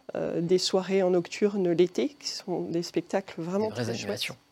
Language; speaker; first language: French; native; French